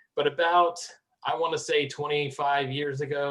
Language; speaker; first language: English; native; English